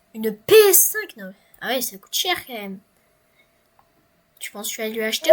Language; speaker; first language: French; native; French